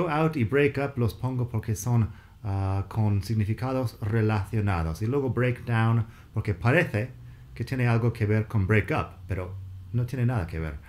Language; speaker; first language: Spanish; non-native, fluent; English